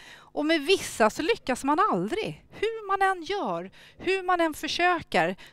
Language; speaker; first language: Swedish; early bilingual, other home language; Thai